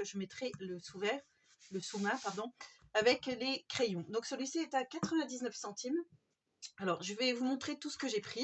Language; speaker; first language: French; native; French